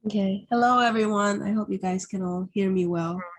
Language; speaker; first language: English; non-native, fluent; Vietnamese